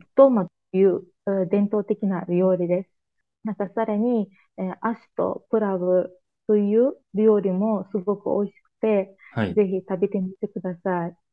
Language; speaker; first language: Japanese; non-native, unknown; Azerbaijani